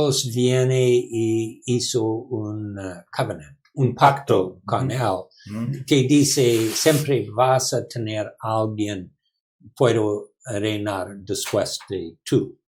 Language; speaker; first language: Spanish; non-native, learner; English